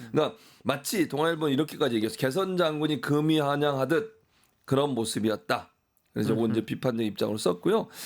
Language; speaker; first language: Korean; native; Korean